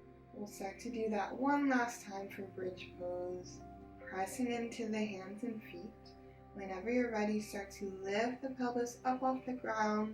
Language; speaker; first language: English; native; English